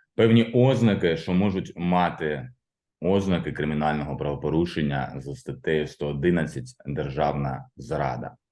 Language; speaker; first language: Ukrainian; native; Ukrainian